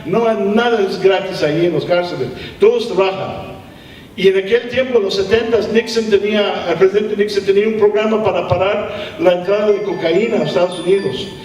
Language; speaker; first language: Spanish; early bilingual, heritage; English